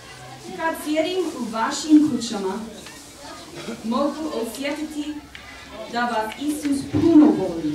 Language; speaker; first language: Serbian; non-native, learner; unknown